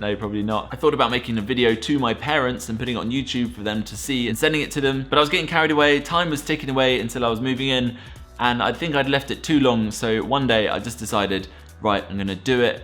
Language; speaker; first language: English; native; English